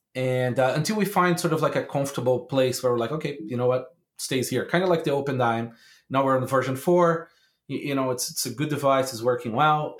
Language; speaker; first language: English; non-native, fluent; Portuguese